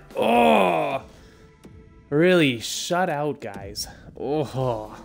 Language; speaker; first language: English; native; English